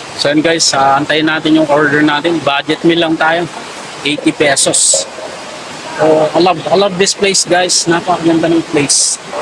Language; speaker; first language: Filipino; non-native, local second language; Iloko